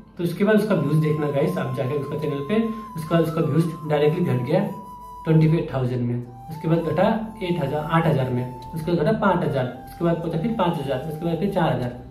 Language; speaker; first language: Hindi; non-native, local second language; Nepali